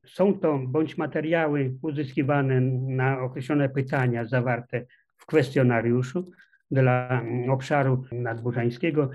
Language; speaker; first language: Polish; native; Polish